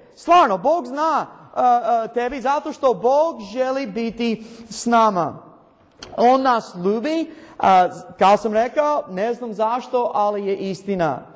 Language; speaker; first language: Croatian; non-native, learner; English